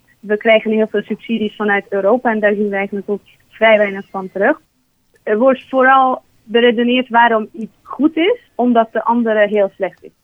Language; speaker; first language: Dutch; non-native, fluent; Hungarian